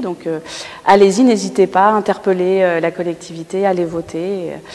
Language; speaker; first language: French; native; French